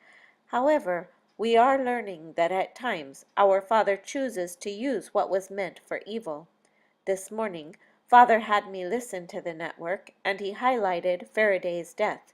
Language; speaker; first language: English; native; English